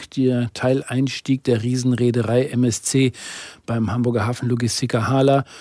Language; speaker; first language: German; native; German